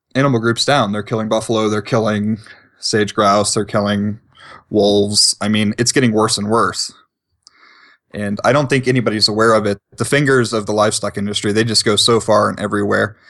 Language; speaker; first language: English; native; English